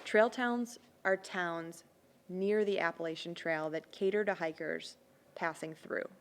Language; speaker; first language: English; native; English